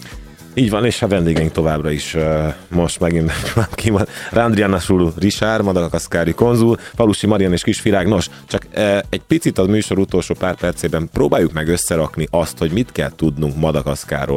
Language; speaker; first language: Hungarian; native; Hungarian